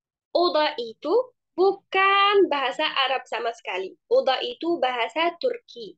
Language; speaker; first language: Indonesian; non-native, fluent; Arabic